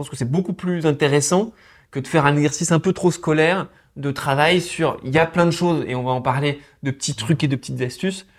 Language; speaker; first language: French; native; French